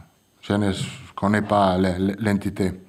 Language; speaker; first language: French; non-native, fluent; Italian